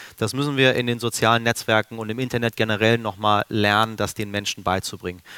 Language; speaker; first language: German; early bilingual, other home language; Persian